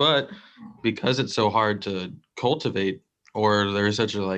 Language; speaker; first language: English; native; English